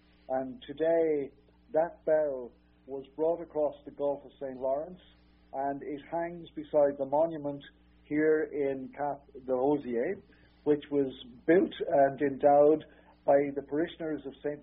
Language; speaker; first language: English; native; English